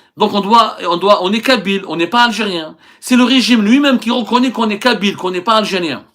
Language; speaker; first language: French; non-native, local second language; Arabic